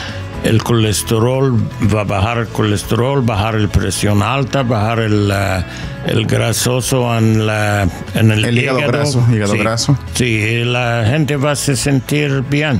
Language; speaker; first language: Spanish; non-native, learner; English